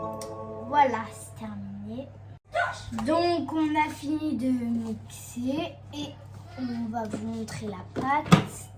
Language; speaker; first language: French; native; French